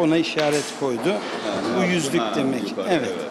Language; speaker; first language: Turkish; native; Turkish